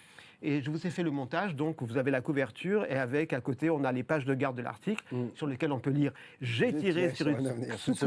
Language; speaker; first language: French; native; French